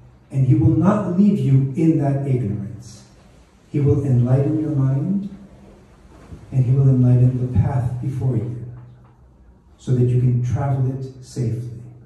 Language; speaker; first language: English; native; English